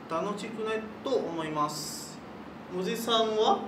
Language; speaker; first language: Japanese; non-native, learner; Malay